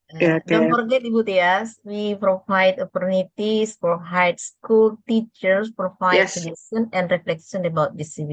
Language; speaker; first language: English; non-native, learner; Indonesian